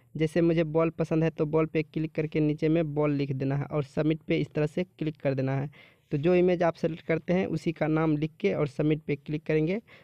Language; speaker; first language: Hindi; native; Hindi